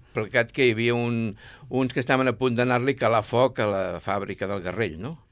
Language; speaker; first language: Catalan; native; Catalan